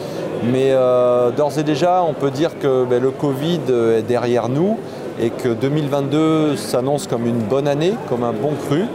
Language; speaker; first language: French; native; French